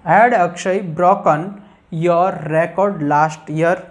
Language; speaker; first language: English; non-native, local second language; Gujarati